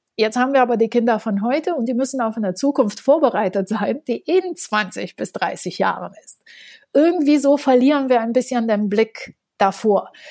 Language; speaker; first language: German; non-native, fluent; Romanian